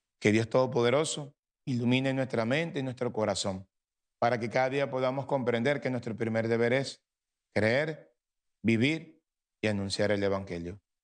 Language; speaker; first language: Spanish; native; Spanish